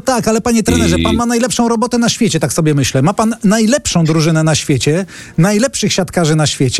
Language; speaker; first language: Polish; native; Polish